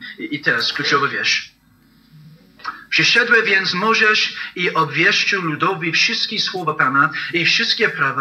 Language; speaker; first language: Polish; non-native, learner; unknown